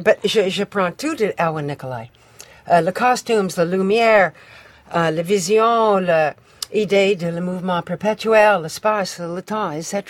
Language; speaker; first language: French; non-native, fluent; English